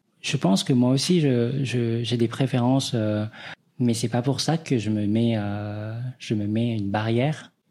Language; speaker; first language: French; early bilingual, other home language; Vietnamese